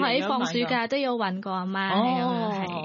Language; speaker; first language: Cantonese; non-native, learner; Thai